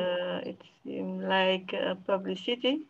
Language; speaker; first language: English; non-native, learner; French